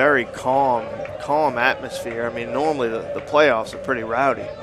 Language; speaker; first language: English; native; English